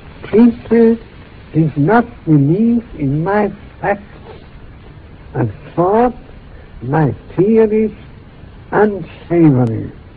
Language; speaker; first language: English; non-native, fluent; German